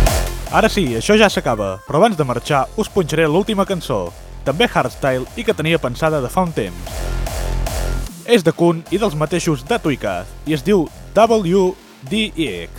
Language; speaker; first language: Catalan; native; Catalan